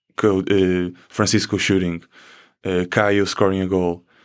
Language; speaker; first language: English; non-native, fluent; Portuguese